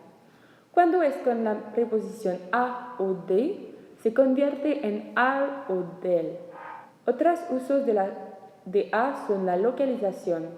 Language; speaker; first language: Spanish; non-native, learner; French